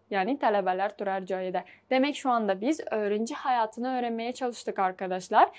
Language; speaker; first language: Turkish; non-native, fluent; Uzbek